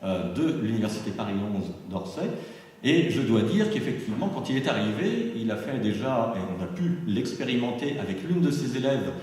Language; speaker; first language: French; native; French